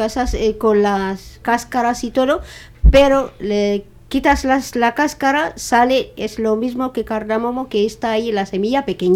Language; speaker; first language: Spanish; non-native, learner; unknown